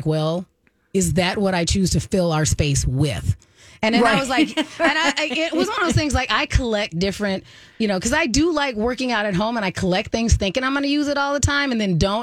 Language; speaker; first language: English; native; English